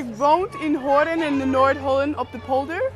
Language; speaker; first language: Dutch; non-native, learner; English